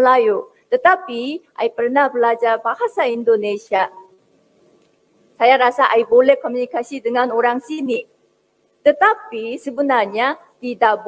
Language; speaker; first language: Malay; non-native, fluent; Korean